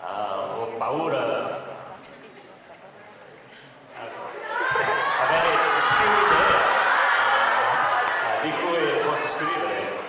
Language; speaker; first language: Italian; non-native, learner; English